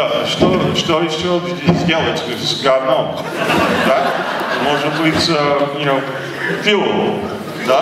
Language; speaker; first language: Russian; non-native, learner; English